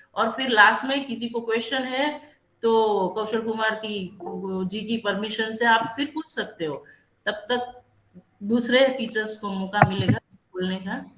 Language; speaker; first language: Hindi; non-native, local second language; Gujarati